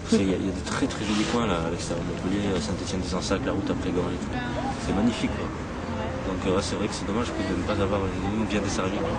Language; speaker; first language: French; native; French